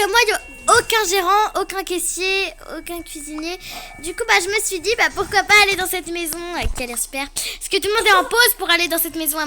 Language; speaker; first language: French; native; French